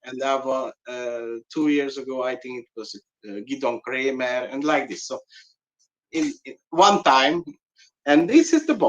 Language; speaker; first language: English; non-native, learner; Hungarian